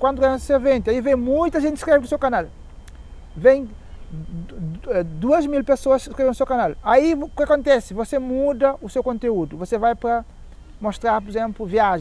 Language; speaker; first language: Portuguese; non-native, local second language; Kabuverdianu